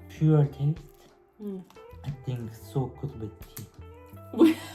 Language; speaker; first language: English; non-native, learner; Korean